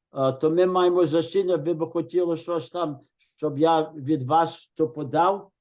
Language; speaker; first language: Ukrainian; early bilingual, heritage; Ukrainian